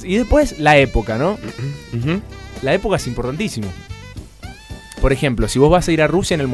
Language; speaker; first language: Spanish; native; Spanish